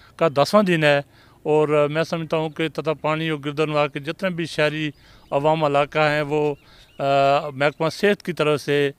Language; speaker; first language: Urdu; non-native, local second language; Pahari-Potwari